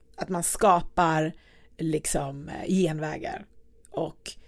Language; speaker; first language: Swedish; early bilingual, other home language; Persian